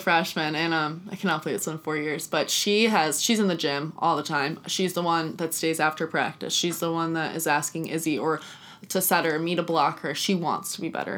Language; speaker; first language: English; native; English